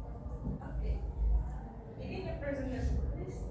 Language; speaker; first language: English; non-native, fluent; Indonesian